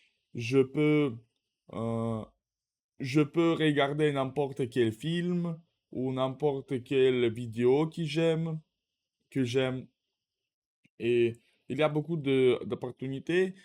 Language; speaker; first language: French; non-native, learner; Russian